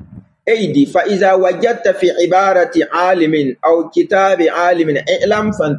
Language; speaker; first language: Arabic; non-native, fluent; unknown